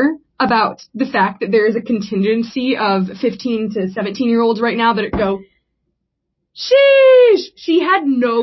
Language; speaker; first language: English; native; English